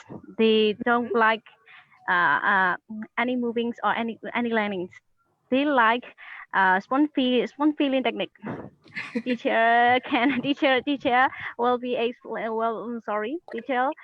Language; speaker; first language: English; non-native, learner; Burmese